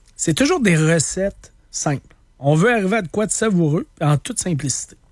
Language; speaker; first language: French; native; French